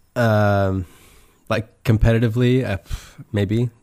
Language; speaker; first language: English; native; English